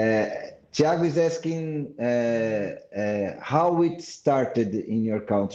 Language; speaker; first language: English; non-native, fluent; Portuguese